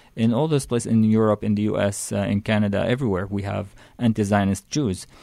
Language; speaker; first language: English; non-native, fluent; Arabic